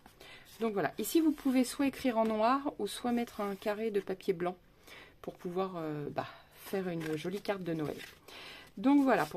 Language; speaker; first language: French; native; French